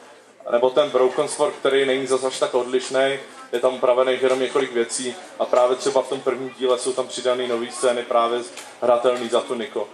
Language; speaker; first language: Czech; native; Czech